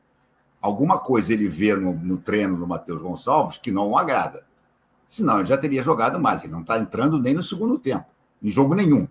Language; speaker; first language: Portuguese; native; Portuguese